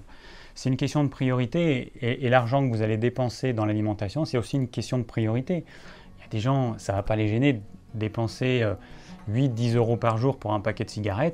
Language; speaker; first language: French; native; French